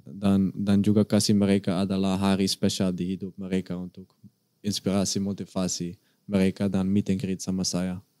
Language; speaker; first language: Indonesian; non-native, learner; Dutch